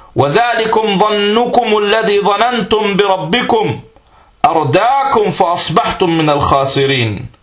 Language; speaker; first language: Danish; early bilingual, other home language; Arabic